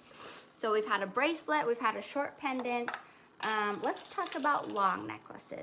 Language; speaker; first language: English; native; English